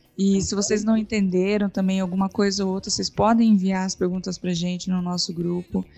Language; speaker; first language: Portuguese; native; Portuguese